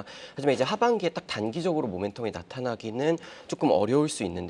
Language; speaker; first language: Korean; native; Korean